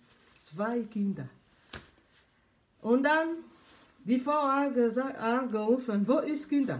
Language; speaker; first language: German; non-native, learner; French